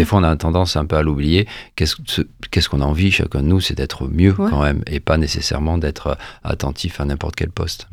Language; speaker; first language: French; native; French